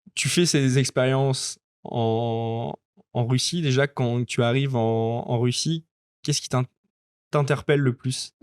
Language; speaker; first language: French; native; French